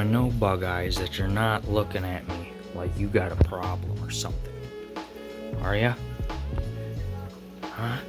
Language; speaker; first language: English; native; English